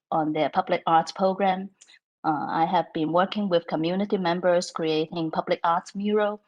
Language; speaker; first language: English; non-native, local second language; Cantonese